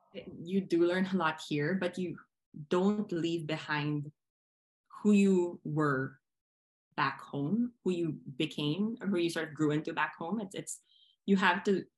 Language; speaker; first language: English; non-native, local second language; Filipino